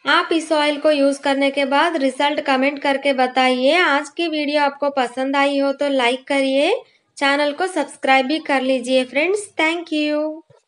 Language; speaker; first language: Hindi; non-native, local second language; Kannada